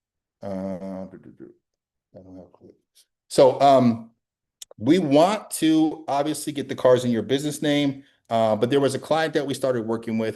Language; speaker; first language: English; native; English